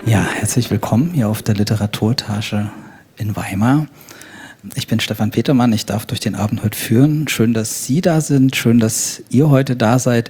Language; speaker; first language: German; native; German